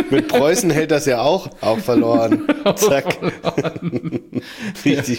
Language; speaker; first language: German; native; German